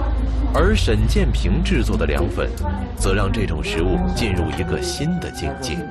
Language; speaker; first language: Chinese; native; Chinese